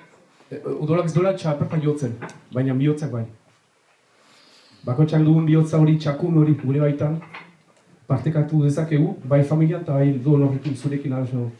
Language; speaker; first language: Basque; native; Basque